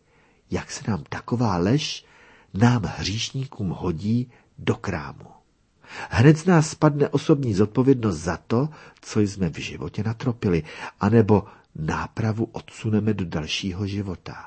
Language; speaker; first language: Czech; native; Czech